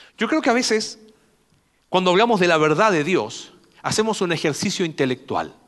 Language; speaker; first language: Spanish; native; Spanish